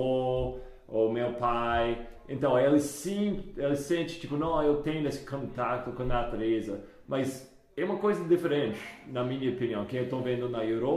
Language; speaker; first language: Portuguese; non-native, fluent; English